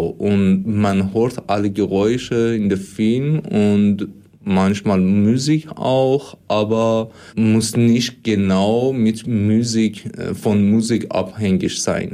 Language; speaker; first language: German; non-native, fluent; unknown